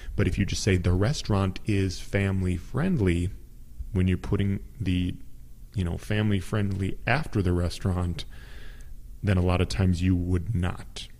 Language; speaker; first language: English; native; English